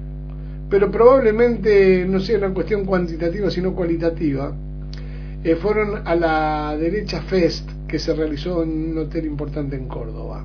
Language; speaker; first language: Spanish; native; Spanish